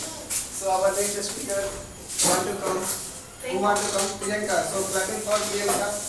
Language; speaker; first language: English; non-native, local second language; Hindi